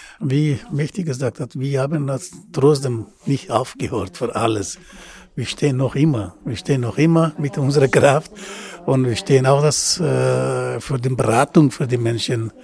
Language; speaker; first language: German; non-native, learner; Persian